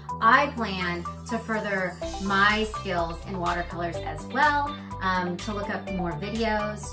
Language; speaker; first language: English; native; English